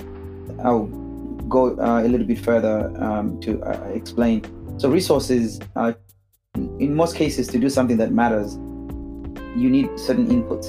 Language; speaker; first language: English; non-native, local second language; Shona